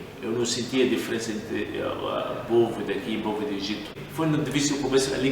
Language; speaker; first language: Portuguese; non-native, learner; Arabic